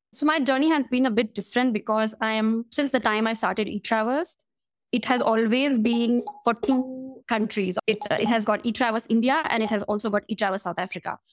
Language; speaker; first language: English; non-native, local second language; Hindi